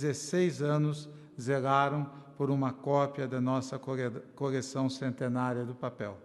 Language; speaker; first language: Portuguese; native; Portuguese